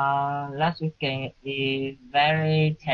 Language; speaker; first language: English; non-native, learner; Vietnamese